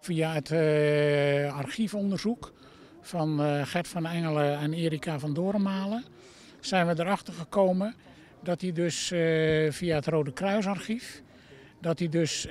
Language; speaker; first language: Dutch; native; Dutch